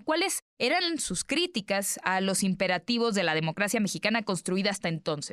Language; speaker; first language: Spanish; native; Spanish